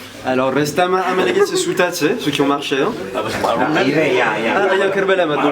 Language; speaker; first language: French; non-native, local second language; Gujarati